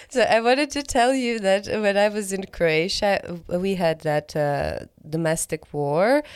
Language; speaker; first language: English; non-native, fluent; Croatian